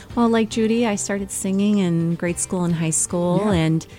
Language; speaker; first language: English; native; English